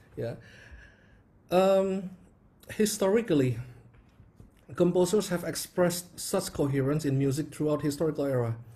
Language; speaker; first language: English; non-native, fluent; Indonesian